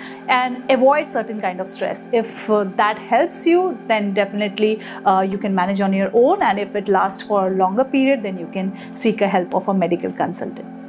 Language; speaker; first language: English; non-native, local second language; Hindi